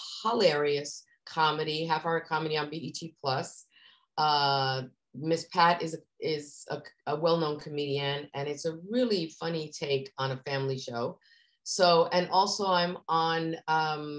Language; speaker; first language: English; native; English